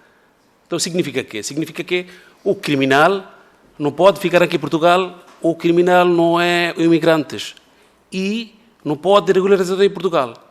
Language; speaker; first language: Portuguese; non-native, learner; Bangla